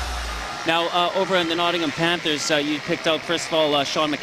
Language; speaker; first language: English; native; English